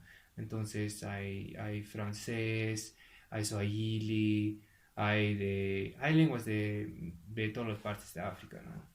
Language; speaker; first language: Spanish; non-native, fluent; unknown